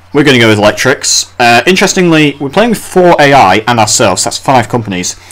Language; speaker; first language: English; native; English